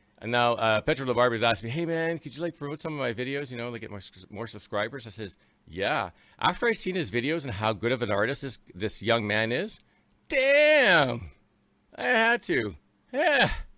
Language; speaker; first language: English; early bilingual, other home language; French